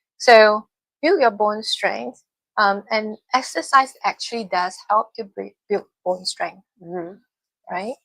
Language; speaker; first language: English; non-native, fluent; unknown